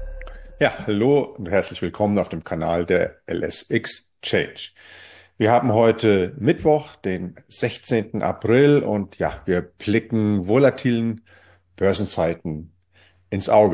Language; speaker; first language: German; native; German